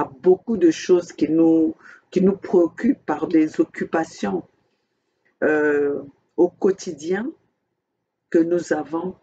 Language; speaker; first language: French; non-native, local second language; Kongo